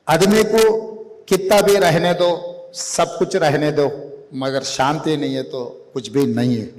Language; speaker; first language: Hindi; non-native, local second language; Telugu